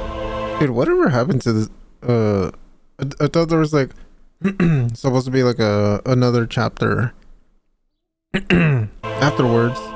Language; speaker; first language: English; native; English